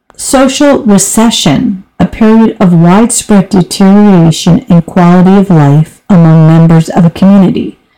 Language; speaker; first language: English; native; English